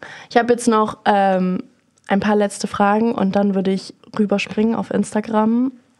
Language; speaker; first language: German; native; German